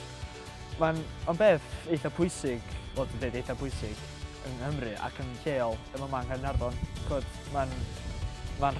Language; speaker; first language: Welsh; native; Welsh